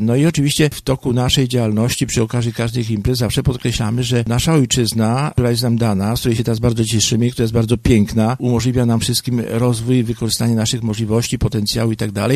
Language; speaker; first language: Polish; native; Polish